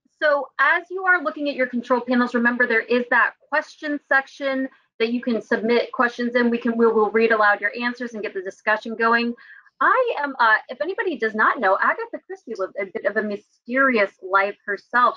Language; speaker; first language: English; native; English